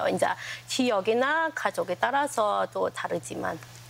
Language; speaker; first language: Korean; non-native, fluent; Thai